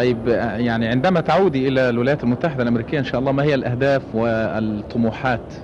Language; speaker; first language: Arabic; native; Arabic